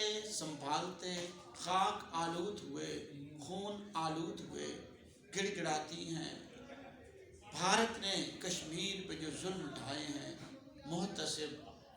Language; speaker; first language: Urdu; native; Urdu